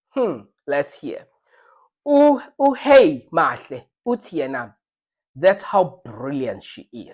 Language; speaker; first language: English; non-native, local second language; Zulu